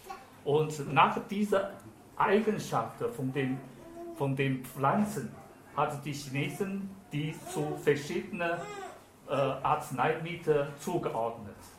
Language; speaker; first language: German; non-native, fluent; Chinese